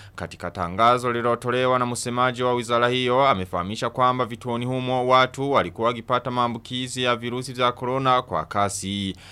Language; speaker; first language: Swahili; non-native, local second language; Rundi